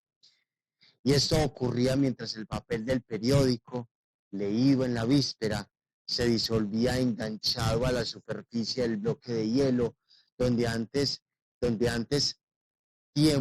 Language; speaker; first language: Spanish; native; Spanish